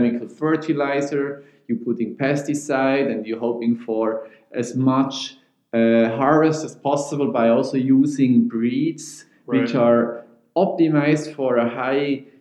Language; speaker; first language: English; non-native, fluent; Swiss German